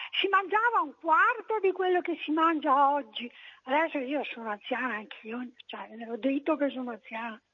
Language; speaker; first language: Italian; native; Italian